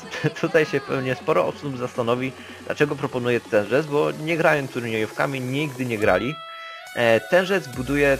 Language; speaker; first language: Polish; native; Polish